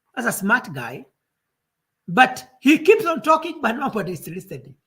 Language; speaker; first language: English; non-native, local second language; Kikuyu